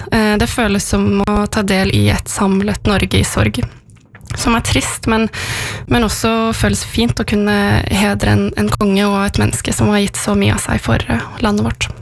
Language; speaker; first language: Norwegian; native; Norwegian